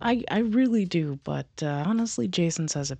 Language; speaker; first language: English; native; English